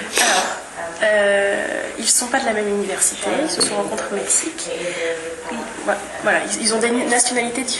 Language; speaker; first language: French; non-native, fluent; English